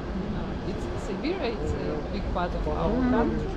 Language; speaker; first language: English; non-native, learner; Russian